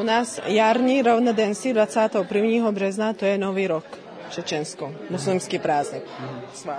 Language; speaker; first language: Czech; non-native, learner; Chechen